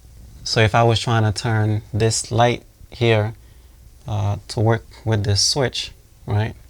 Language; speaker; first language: English; native; English